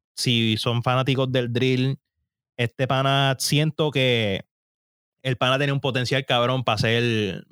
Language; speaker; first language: Spanish; early bilingual, heritage; Spanish